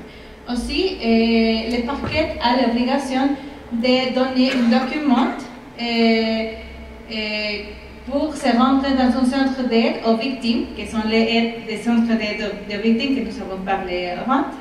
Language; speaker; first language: French; non-native, fluent; Spanish